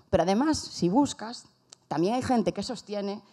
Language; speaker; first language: Spanish; native; Spanish